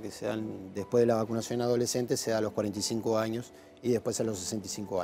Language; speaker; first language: Spanish; native; Spanish